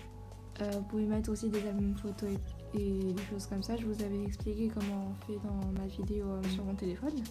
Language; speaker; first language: French; native; French